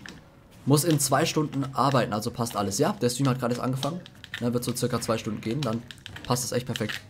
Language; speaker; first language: German; native; German